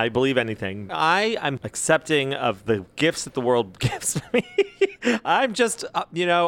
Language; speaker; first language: English; early bilingual, other home language; Spanish